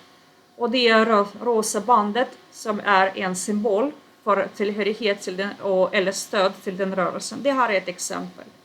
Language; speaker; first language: Swedish; non-native, fluent; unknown